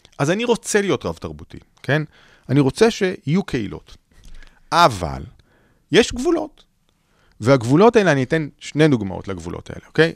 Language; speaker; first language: Hebrew; native; Hebrew